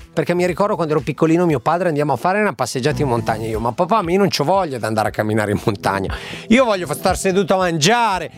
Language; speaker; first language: Italian; native; Italian